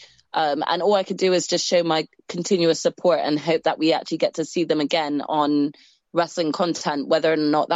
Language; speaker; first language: English; native; English